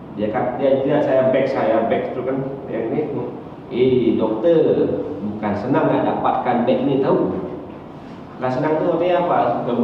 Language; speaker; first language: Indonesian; non-native, local second language; Achinese